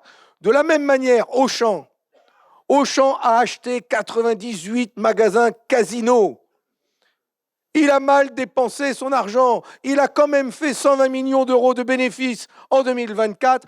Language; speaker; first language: French; native; French